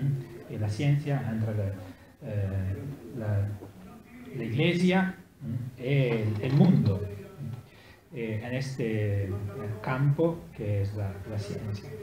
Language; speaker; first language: Spanish; non-native, learner; Italian